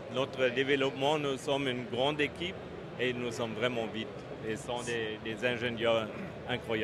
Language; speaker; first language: French; non-native, fluent; German